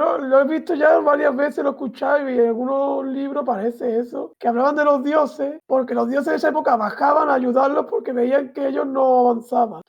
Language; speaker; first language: Spanish; native; Spanish